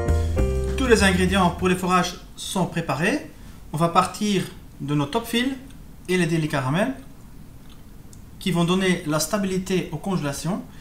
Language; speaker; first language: French; native; French